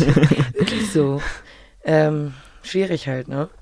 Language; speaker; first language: German; native; German